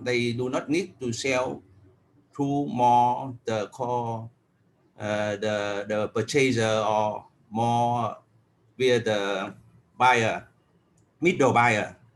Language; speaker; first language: English; non-native, learner; Vietnamese